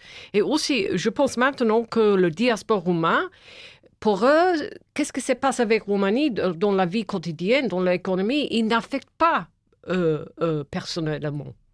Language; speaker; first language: French; non-native, fluent; English